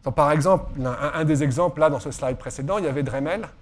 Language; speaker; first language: French; native; French